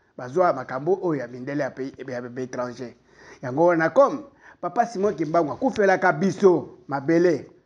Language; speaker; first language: Lingala; non-native, local second language; Kituba (Democratic Republic of Congo)